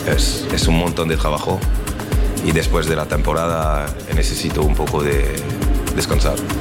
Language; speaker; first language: Spanish; non-native, learner; French